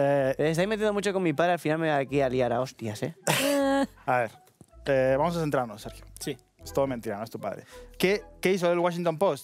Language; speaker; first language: Spanish; native; Spanish